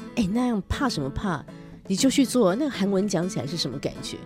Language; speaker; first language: Chinese; non-native, fluent; Korean